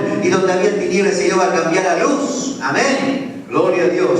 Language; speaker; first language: Spanish; native; Spanish